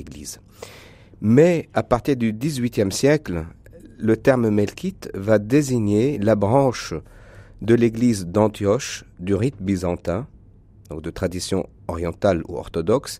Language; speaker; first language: French; non-native, local second language; Arabic